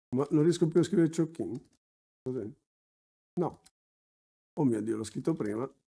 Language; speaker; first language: Italian; native; Italian